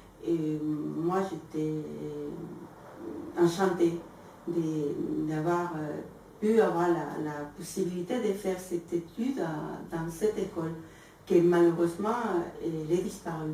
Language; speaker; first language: French; non-native, fluent; Spanish